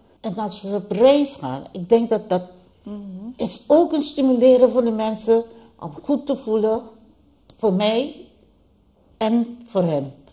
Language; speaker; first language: Dutch; non-native, local second language; Papiamento